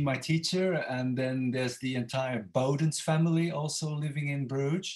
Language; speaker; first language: English; non-native, fluent; Dutch